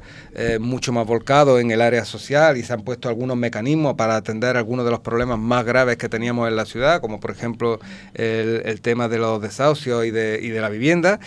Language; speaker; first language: Spanish; native; Spanish